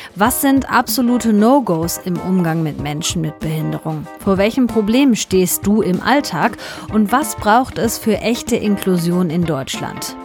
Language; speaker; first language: German; native; German